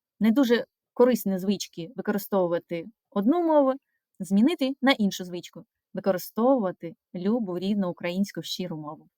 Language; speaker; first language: Ukrainian; non-native, local second language; Russian